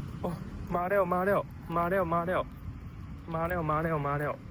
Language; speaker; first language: Thai; non-native, learner; Japanese